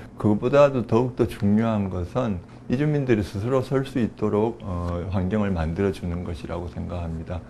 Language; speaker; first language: Korean; native; Korean